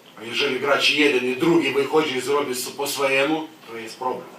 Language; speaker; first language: Polish; non-native, learner; Lithuanian